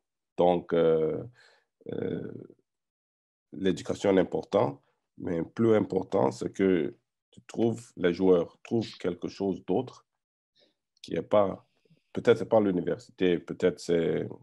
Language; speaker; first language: French; non-native, learner; English